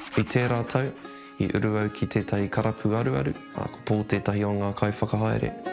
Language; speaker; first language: Māori; non-native, local second language; English